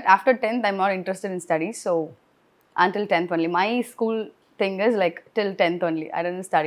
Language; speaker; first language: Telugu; non-native, learner; Tamil